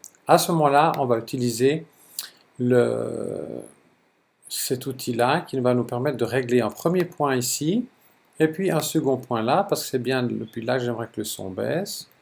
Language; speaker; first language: French; native; French